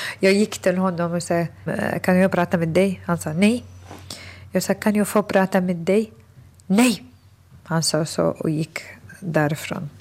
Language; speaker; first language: Swedish; non-native, fluent; Arabic